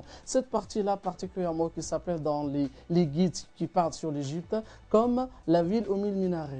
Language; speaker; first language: French; non-native, fluent; Arabic